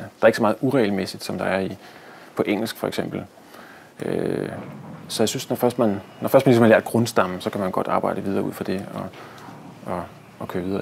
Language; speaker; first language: Danish; native; Danish